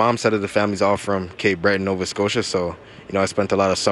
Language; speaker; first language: English; native; English